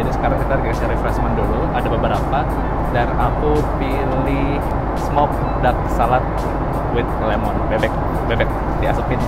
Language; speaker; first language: Indonesian; native; Indonesian